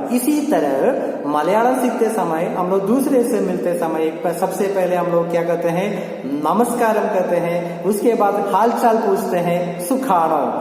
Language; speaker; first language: Hindi; non-native, local second language; Malayalam